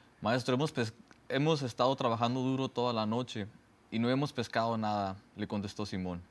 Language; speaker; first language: Spanish; native; Spanish